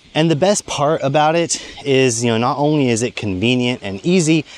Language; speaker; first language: English; native; English